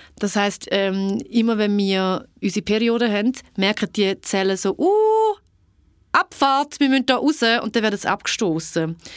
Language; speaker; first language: German; early bilingual, other home language; Albanian